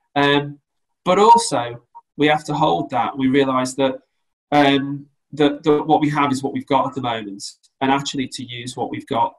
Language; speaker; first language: English; native; English